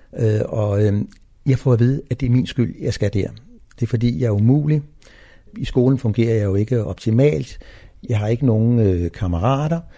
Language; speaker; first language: Danish; native; Danish